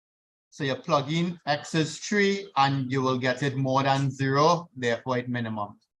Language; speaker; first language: English; native; English